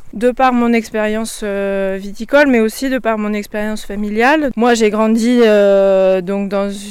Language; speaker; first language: French; native; French